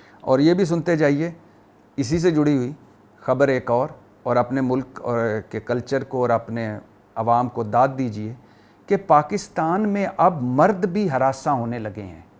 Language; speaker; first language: Urdu; native; Urdu